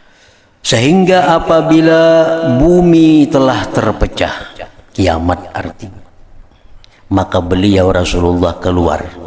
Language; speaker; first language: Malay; non-native, local second language; Banjar